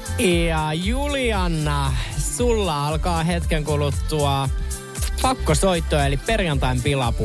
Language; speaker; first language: Finnish; native; Finnish